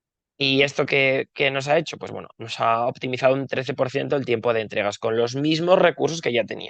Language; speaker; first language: Spanish; native; Spanish